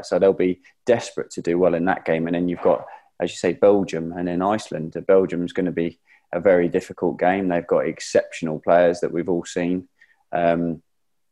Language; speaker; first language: English; native; English